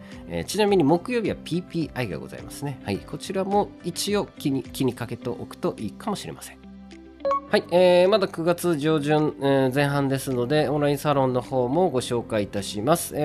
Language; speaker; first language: Japanese; native; Japanese